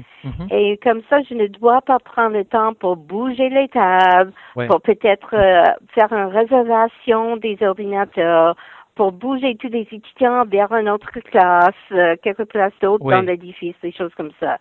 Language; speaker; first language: French; non-native, fluent; English